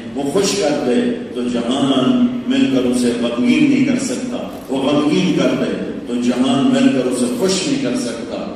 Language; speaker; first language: Urdu; non-native, local second language; Punjabi